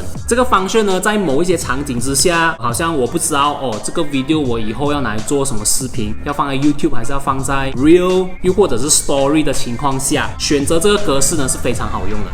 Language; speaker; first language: Chinese; native; Chinese